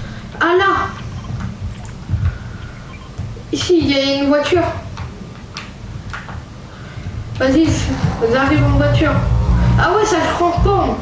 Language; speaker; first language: French; native; French